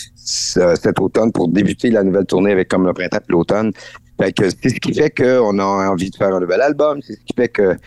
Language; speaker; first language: French; native; French